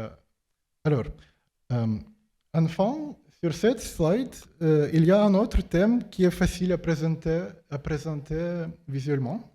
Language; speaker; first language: French; non-native, fluent; Ukrainian